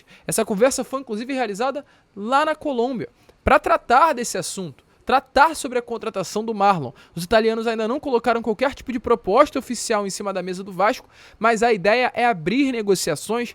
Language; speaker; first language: Portuguese; native; Portuguese